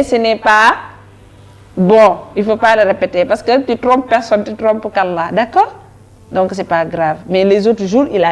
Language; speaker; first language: French; non-native, fluent; Wolof